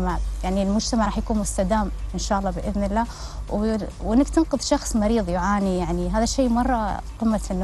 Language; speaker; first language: Arabic; native; Arabic